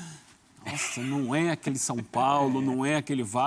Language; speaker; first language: Portuguese; native; Portuguese